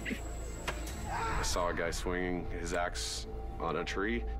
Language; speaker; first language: English; native; English